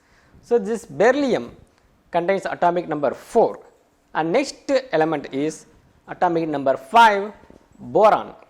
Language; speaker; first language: English; non-native, local second language; Tamil